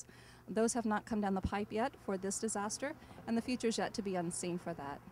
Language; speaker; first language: English; native; English